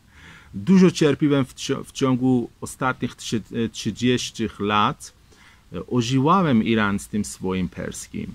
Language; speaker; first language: Polish; non-native, fluent; Persian